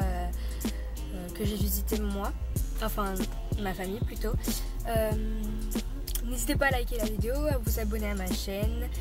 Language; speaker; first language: French; native; French